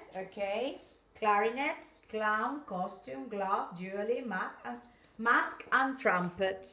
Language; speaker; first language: English; non-native, fluent; Spanish